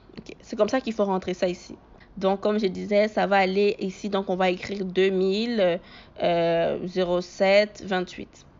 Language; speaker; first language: French; native; French